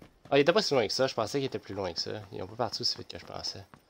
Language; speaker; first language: French; native; French